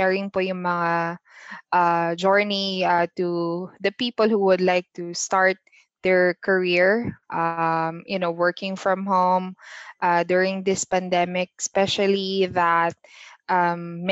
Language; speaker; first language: English; non-native, local second language; Filipino